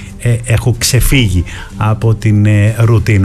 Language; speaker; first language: Greek; native; Greek